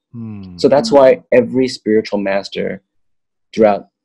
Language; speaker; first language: English; native; English